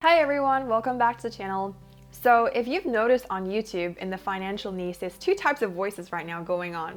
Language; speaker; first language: English; early bilingual, other home language; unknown